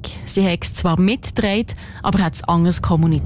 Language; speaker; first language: German; native; German